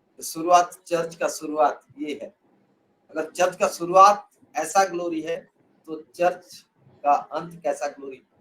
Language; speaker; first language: Hindi; non-native, local second language; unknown